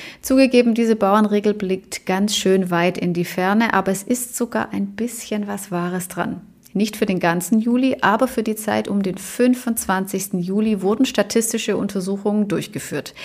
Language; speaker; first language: German; native; German